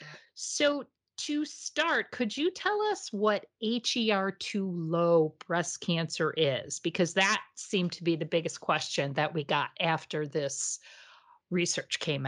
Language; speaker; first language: English; native; English